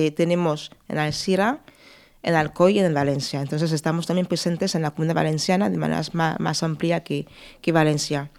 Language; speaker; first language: Spanish; non-native, fluent; French